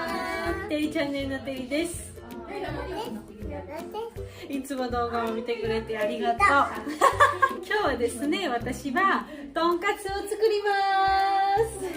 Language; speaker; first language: Japanese; non-native, fluent; Georgian